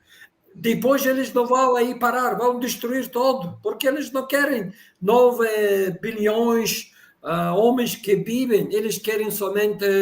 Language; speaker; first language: Portuguese; non-native, fluent; Russian